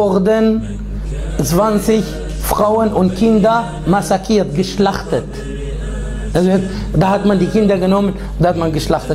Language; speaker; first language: German; non-native, fluent; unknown